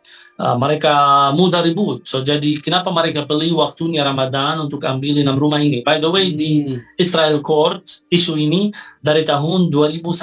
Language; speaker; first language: Indonesian; non-native, fluent; Arabic